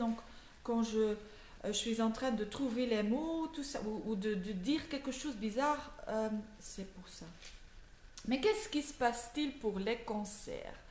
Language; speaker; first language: French; non-native, local second language; Dutch